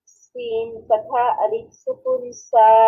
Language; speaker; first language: Arabic; non-native, learner; Bangla